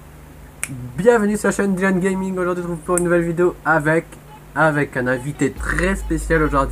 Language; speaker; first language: French; native; French